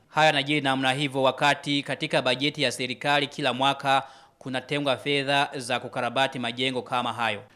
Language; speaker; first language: Swahili; non-native, local second language; Rundi